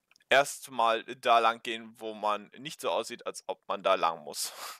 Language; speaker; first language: German; native; German